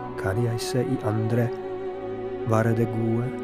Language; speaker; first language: Norwegian; non-native, fluent; Polish